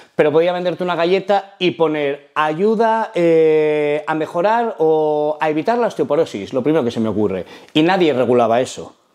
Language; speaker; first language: Spanish; non-native, fluent; Arabic